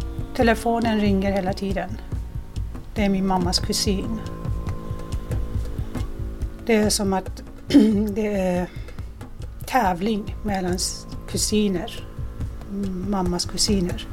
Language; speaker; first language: Swedish; non-native, fluent; Persian